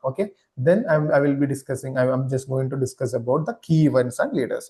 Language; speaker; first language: English; non-native, local second language; Malayalam